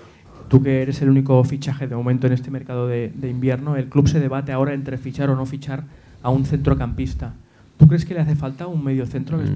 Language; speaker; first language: Spanish; native; Spanish